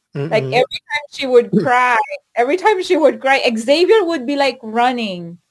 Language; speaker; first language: English; non-native, local second language; Filipino